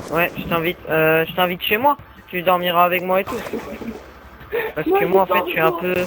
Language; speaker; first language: French; native; French